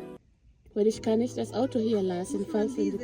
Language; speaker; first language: German; non-native, learner; Swahili